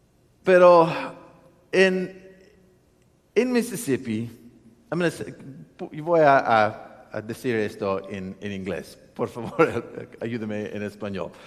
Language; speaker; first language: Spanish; non-native, learner; English